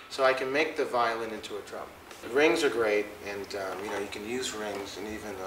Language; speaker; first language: English; native; English